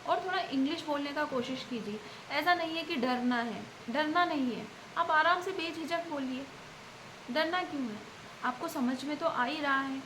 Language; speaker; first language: Hindi; native; Hindi